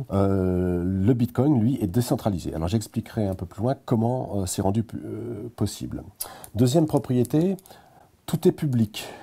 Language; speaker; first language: French; native; French